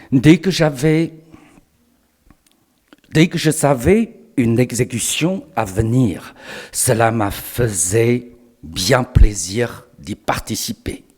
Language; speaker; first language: French; non-native, fluent; Chinese